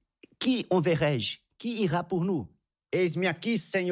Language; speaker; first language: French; non-native, fluent; Portuguese